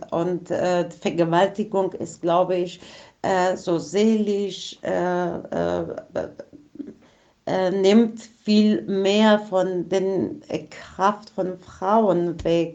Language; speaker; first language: German; non-native, fluent; Persian